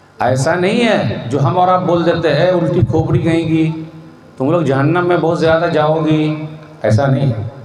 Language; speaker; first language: Urdu; native; Urdu